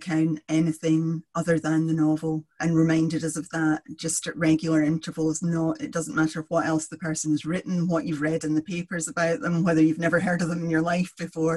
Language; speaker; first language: English; native; English